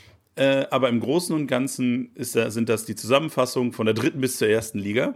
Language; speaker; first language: German; native; German